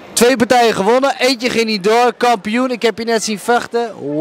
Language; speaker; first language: Dutch; native; Dutch